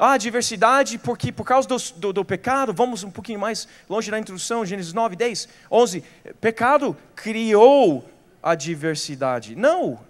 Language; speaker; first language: Portuguese; non-native, fluent; English